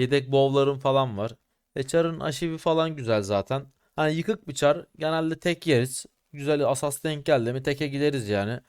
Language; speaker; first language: Turkish; native; Turkish